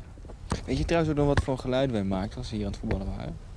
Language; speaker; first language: Dutch; native; Dutch